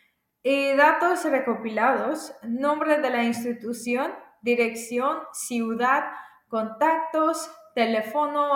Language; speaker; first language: Spanish; non-native, fluent; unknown